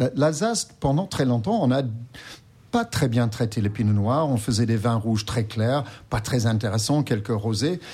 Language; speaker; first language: French; non-native, fluent; English